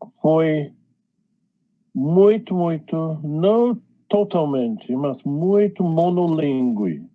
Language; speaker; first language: Portuguese; non-native, fluent; English